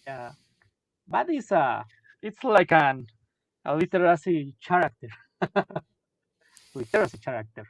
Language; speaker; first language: English; non-native, learner; Spanish